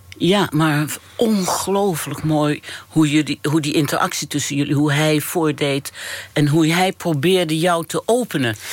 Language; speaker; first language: Dutch; native; Dutch